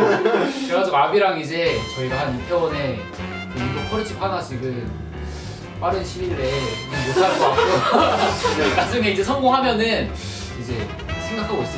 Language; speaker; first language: Korean; native; Korean